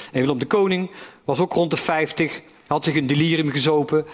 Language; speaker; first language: Dutch; native; Dutch